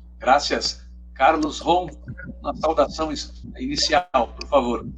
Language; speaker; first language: Spanish; non-native, learner; Portuguese